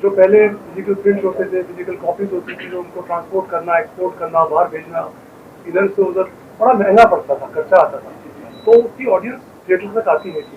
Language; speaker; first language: Hindi; native; Hindi